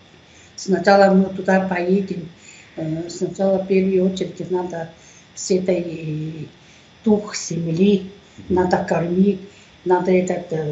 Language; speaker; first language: Russian; non-native, local second language; Tuvinian